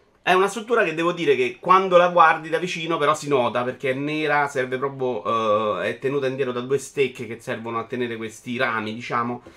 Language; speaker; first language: Italian; native; Italian